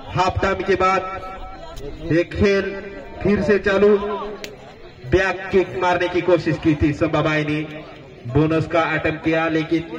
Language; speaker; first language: Hindi; non-native, local second language; Marathi